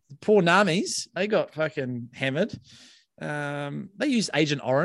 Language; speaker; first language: English; native; English